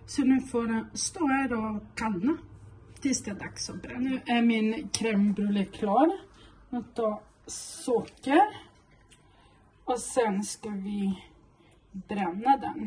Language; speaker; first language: Swedish; non-native, fluent; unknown